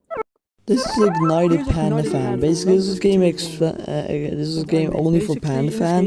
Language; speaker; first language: English; non-native, fluent; Dutch